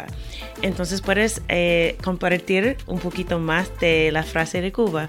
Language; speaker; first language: Spanish; non-native, fluent; English